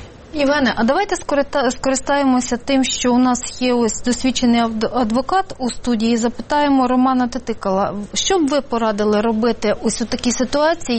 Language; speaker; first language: Ukrainian; native; Ukrainian